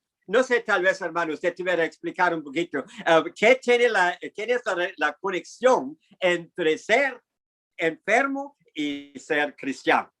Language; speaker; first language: Spanish; non-native, fluent; English